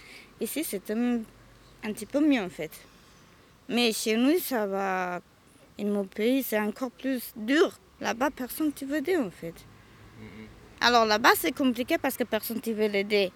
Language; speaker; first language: French; non-native, learner; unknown